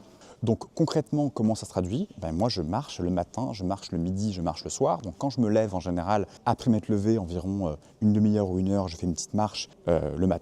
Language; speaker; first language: French; native; French